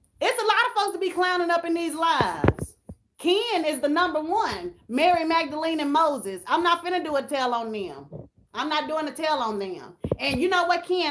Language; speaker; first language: English; native; English